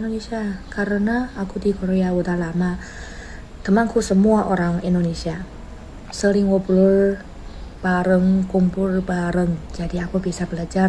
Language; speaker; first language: Indonesian; non-native, learner; Chinese